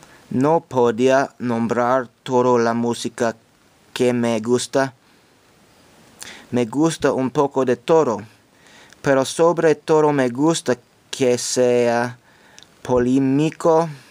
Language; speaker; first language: Spanish; non-native, learner; English